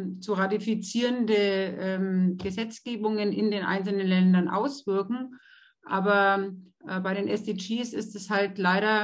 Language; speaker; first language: German; native; German